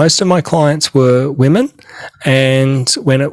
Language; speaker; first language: English; native; English